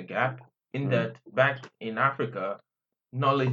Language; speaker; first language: English; non-native, local second language; Akan